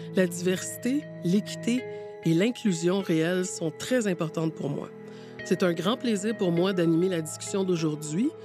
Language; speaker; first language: French; native; French